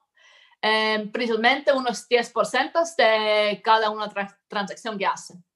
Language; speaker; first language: Spanish; non-native, fluent; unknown